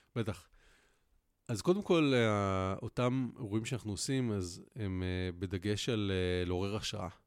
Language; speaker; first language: Hebrew; native; Hebrew